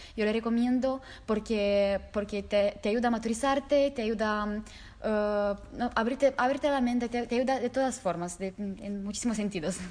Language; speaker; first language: Spanish; non-native, fluent; Romanian